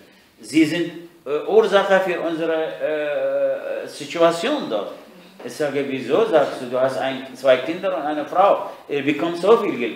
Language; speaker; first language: German; non-native, fluent; Arabic